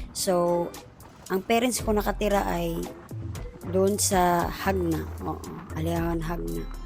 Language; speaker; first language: Filipino; non-native, local second language; Cebuano